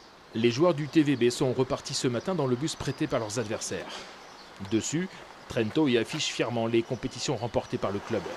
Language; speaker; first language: French; native; French